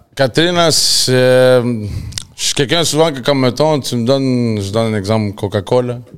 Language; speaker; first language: French; early bilingual, other home language; Spanish